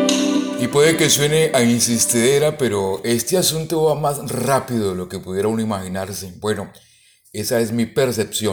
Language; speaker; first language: Spanish; native; Spanish